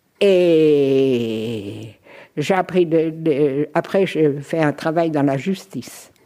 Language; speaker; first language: French; native; French